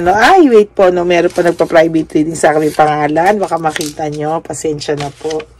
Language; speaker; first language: Filipino; native; Filipino